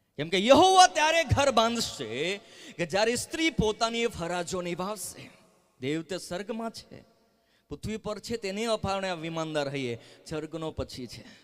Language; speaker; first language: Gujarati; non-native, local second language; Gamit